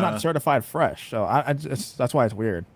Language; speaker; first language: English; native; English